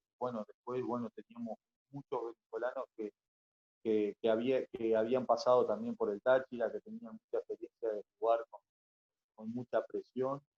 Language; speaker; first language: Spanish; native; Spanish